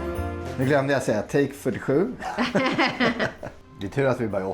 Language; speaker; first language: Swedish; native; Swedish